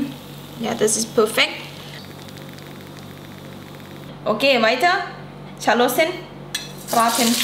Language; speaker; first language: German; non-native, learner; Thai